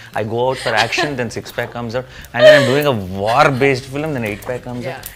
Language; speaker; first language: English; non-native, local second language; Telugu